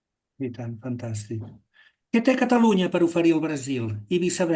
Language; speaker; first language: Catalan; native; Catalan